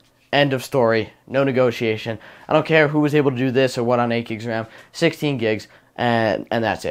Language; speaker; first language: English; native; English